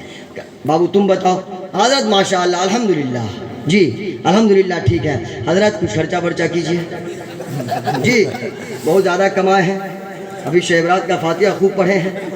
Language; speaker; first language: Hindi; native; Hindi